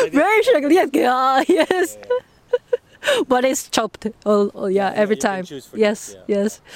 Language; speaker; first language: English; non-native, learner; Japanese